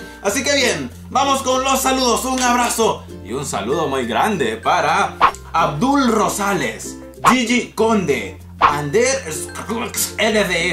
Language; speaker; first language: Spanish; native; Spanish